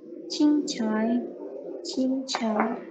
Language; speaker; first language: Chinese; non-native, learner; Indonesian